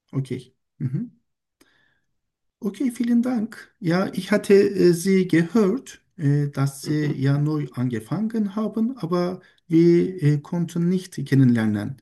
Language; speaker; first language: German; non-native, learner; Turkish